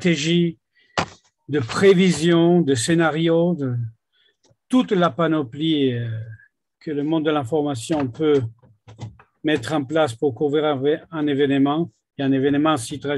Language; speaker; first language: French; non-native, fluent; Italian